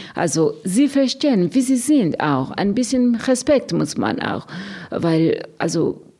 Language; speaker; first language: German; non-native, fluent; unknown